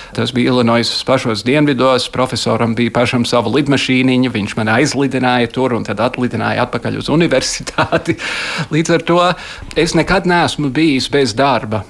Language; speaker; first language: Latvian; early bilingual, heritage; Latvian